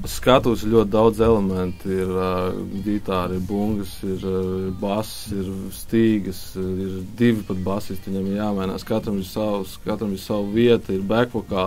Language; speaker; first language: Latvian; native; Latvian